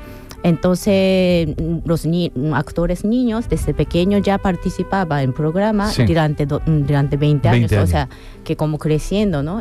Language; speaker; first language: Spanish; non-native, fluent; Japanese